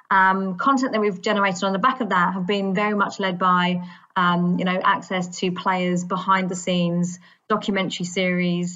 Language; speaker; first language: English; native; English